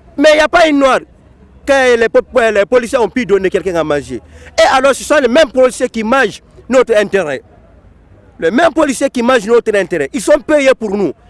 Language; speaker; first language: French; non-native, local second language; Fula